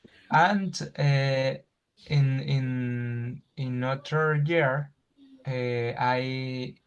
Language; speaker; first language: English; non-native, learner; Spanish